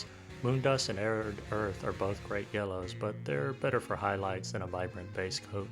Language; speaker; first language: English; native; English